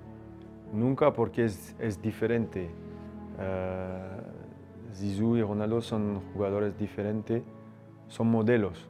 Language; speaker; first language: Spanish; non-native, fluent; French